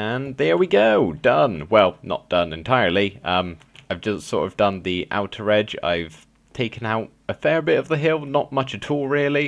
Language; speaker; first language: English; native; English